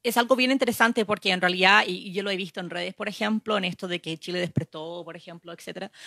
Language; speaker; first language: Spanish; non-native, fluent; English